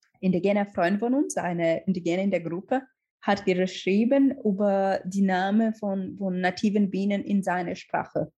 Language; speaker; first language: German; non-native, learner; Portuguese